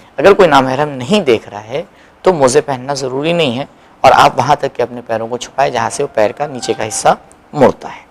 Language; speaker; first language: Urdu; native; Urdu